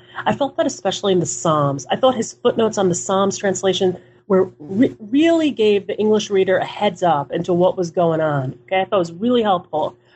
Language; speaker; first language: English; early bilingual, other home language; Hebrew